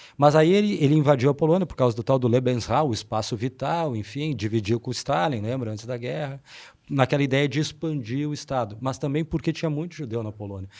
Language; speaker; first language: Portuguese; native; Portuguese